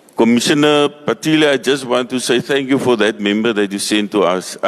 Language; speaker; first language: English; non-native, local second language; Afrikaans